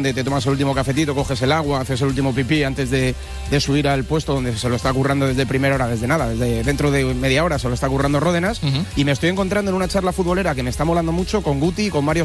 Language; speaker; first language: Spanish; native; Spanish